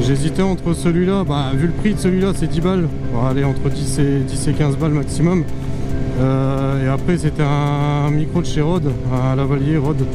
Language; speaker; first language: French; native; French